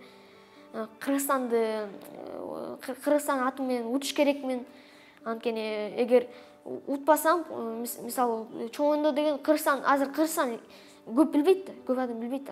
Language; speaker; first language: Kyrgyz; non-native, local second language; Russian